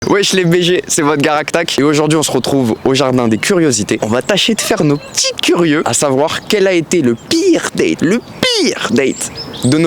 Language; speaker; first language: French; native; French